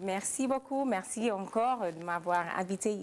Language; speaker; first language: French; non-native, fluent; English